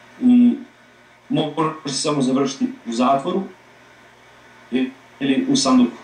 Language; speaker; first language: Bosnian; early bilingual, heritage; English